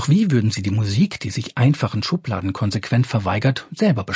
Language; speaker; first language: German; native; German